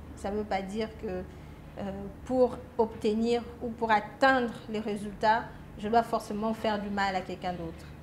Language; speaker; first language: French; non-native, local second language; Lingala